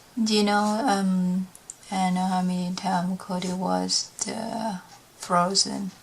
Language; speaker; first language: English; non-native, learner; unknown